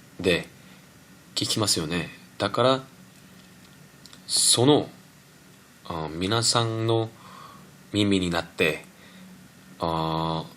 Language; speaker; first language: Japanese; non-native, fluent; Korean